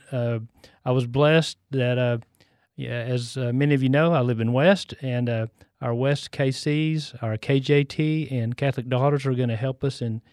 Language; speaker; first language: English; native; English